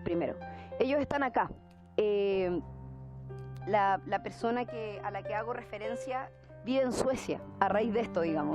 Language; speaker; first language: Spanish; native; Spanish